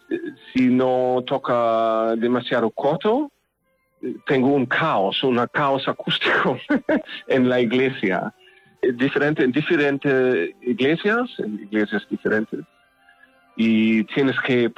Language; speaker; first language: Spanish; non-native, learner; German